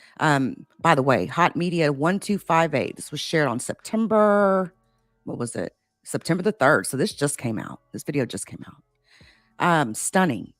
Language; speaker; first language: English; native; English